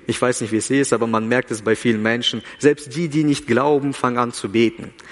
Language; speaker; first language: German; early bilingual, other home language; Russian